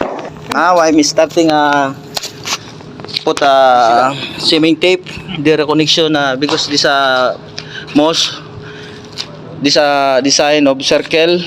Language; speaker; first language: English; non-native, learner; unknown